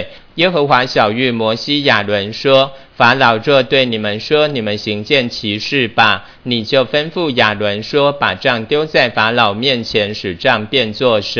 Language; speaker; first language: Chinese; native; Chinese